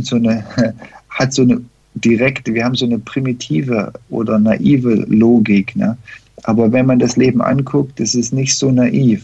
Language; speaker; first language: German; non-native, fluent; English